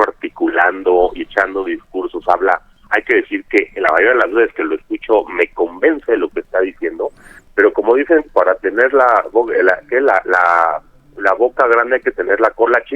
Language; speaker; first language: Spanish; native; Spanish